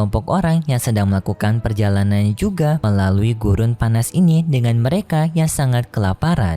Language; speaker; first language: Indonesian; native; Indonesian